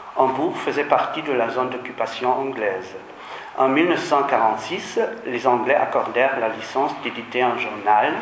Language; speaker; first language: French; non-native, fluent; German